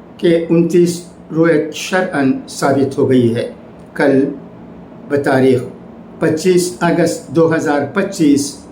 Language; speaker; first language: Urdu; native; Urdu